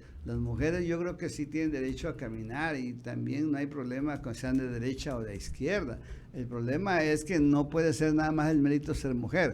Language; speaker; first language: Spanish; native; Spanish